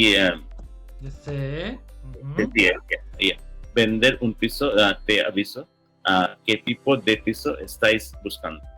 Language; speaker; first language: Spanish; non-native, learner; English